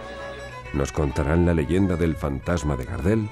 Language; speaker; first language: Spanish; native; Spanish